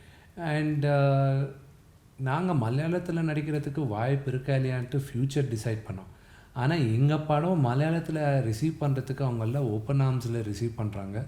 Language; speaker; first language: Tamil; non-native, local second language; Telugu